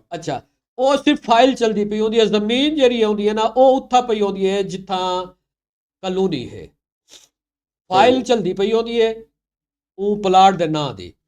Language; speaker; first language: Punjabi; non-native, local second language; Saraiki